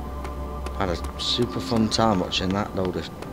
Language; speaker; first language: English; native; English